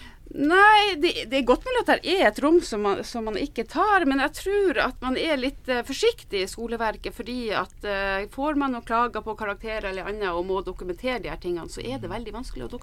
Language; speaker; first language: Norwegian; native; Norwegian